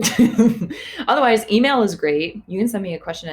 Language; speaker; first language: English; native; English